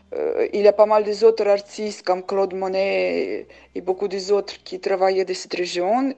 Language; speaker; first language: French; non-native, fluent; Uzbek